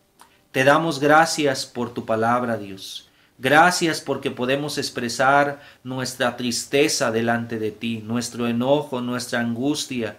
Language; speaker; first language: Spanish; native; Spanish